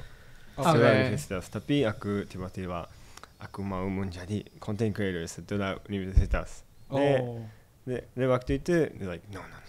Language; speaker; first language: Indonesian; non-native, fluent; Japanese